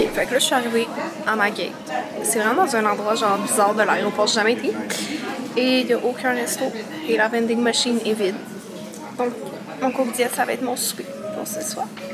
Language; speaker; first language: French; native; French